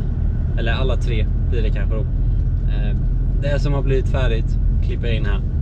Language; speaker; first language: Swedish; native; Swedish